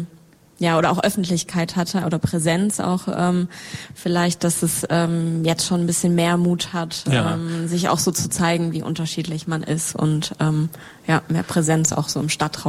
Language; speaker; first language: German; native; German